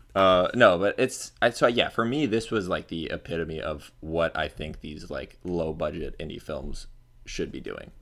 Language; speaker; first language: English; native; English